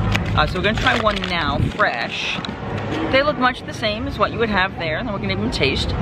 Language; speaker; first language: English; native; English